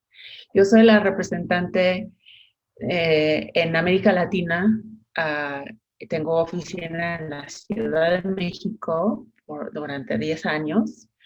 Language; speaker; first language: Spanish; non-native, fluent; English